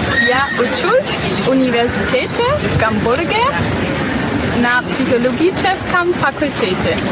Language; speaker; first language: Russian; non-native, learner; German